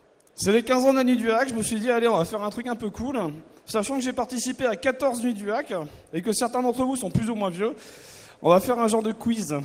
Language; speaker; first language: French; native; French